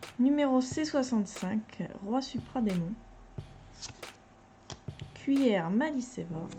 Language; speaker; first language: French; native; French